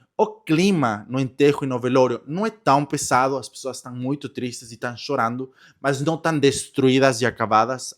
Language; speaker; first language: Portuguese; non-native, fluent; Spanish